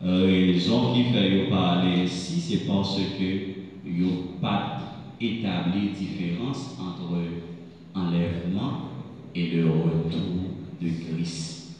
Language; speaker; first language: French; non-native, local second language; Haitian Creole